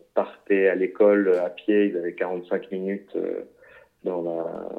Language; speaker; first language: French; native; French